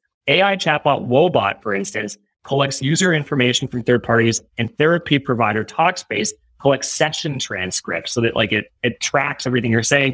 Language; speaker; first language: English; native; English